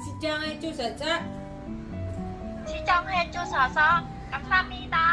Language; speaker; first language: Korean; non-native, learner; Vietnamese